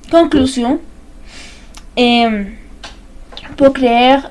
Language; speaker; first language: French; non-native, learner; Spanish